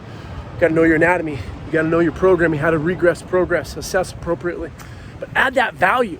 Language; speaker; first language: English; native; English